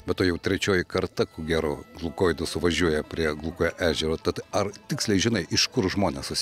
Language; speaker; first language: Lithuanian; native; Lithuanian